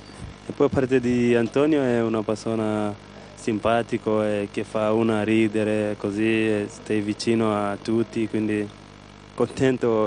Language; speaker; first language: Italian; non-native, learner; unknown